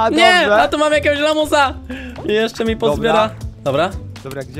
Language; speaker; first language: Polish; native; Polish